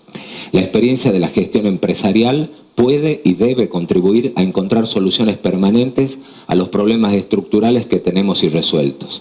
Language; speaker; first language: Spanish; native; Spanish